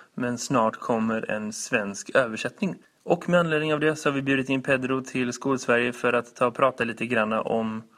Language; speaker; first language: Swedish; native; Swedish